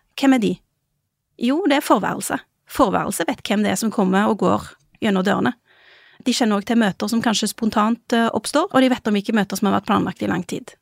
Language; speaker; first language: Norwegian; early bilingual, other home language; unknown